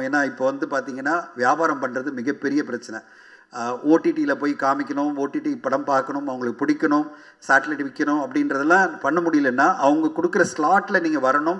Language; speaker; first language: Tamil; native; Tamil